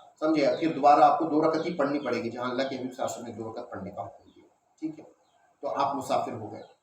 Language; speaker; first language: Urdu; native; Urdu